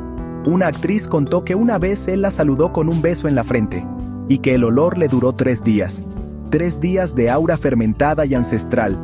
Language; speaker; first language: Spanish; native; Spanish